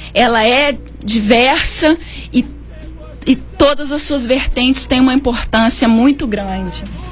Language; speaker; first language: Portuguese; native; Portuguese